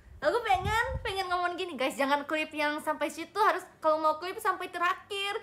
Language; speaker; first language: Indonesian; non-native, learner; Japanese